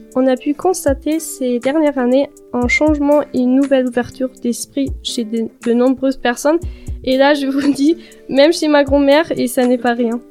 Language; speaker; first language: French; non-native, fluent; German